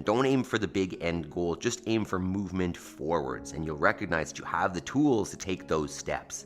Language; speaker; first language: English; native; English